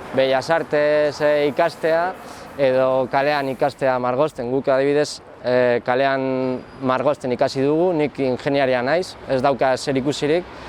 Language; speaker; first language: Basque; non-native, local second language; Spanish